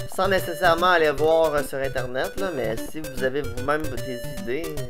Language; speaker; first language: French; native; French